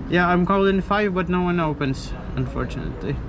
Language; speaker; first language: English; non-native, learner; Ukrainian